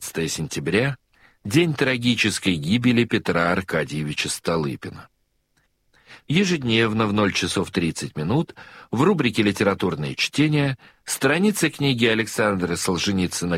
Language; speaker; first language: Russian; native; Russian